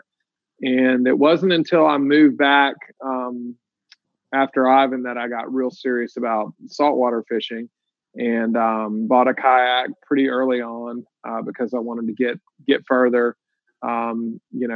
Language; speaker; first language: English; native; English